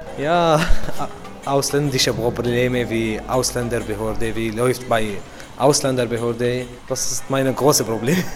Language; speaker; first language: German; non-native, learner; Arabic